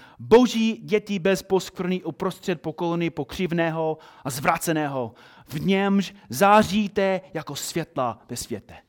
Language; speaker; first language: Czech; non-native, fluent; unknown